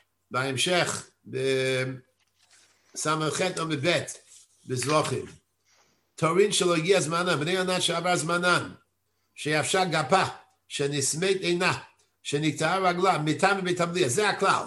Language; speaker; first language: Hebrew; non-native, fluent; English